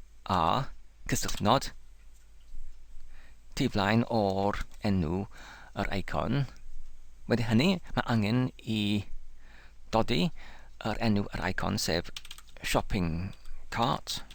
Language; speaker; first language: Welsh; non-native, learner; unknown